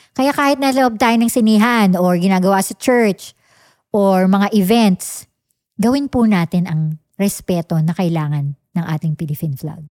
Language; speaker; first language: English; non-native, local second language; Filipino